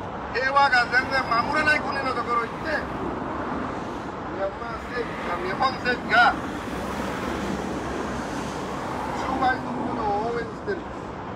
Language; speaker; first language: Japanese; non-native, fluent; Rohingya